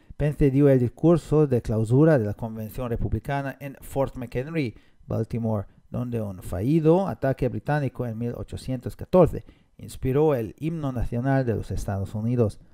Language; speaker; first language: Spanish; non-native, fluent; Hungarian